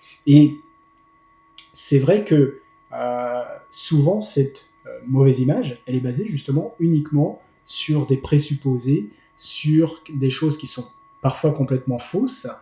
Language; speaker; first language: French; native; French